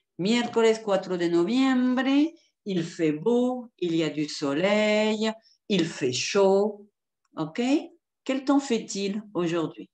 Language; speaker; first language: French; non-native, fluent; Spanish